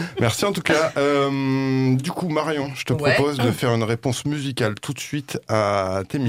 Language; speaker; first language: French; native; French